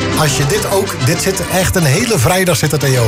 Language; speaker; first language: Dutch; native; Dutch